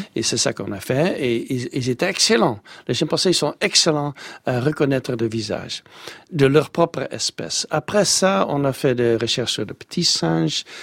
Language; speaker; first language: French; non-native, fluent; Dutch